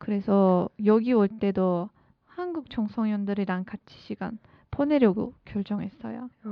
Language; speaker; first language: Korean; non-native, learner; Turkish